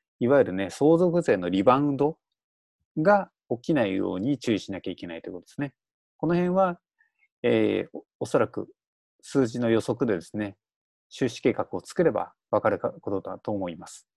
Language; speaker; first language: Japanese; native; Japanese